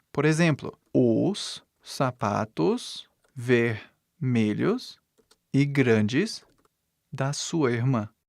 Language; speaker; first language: Portuguese; non-native, fluent; English